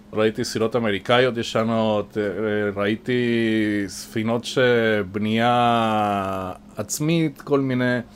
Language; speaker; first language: Hebrew; non-native, fluent; Spanish